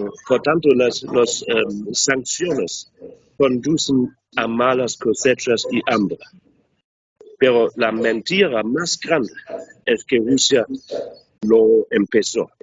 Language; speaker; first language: Spanish; non-native, learner; German